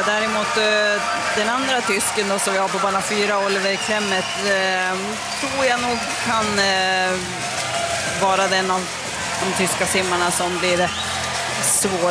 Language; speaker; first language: Swedish; native; Swedish